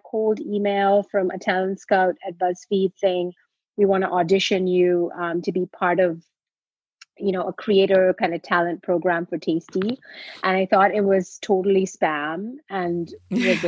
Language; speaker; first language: English; non-native, local second language; Hindi